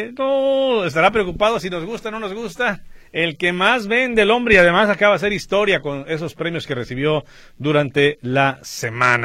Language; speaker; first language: Spanish; native; Spanish